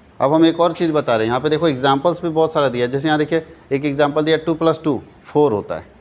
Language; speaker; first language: Hindi; native; Hindi